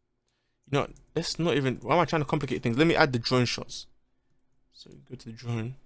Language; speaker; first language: English; native; English